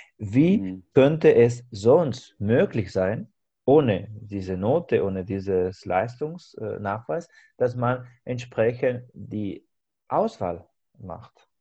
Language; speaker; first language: German; non-native, fluent; Spanish